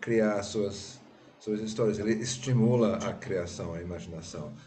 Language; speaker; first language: Portuguese; non-native, fluent; English